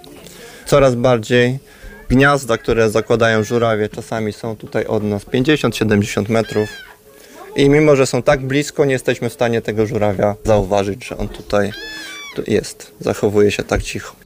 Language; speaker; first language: Polish; native; Polish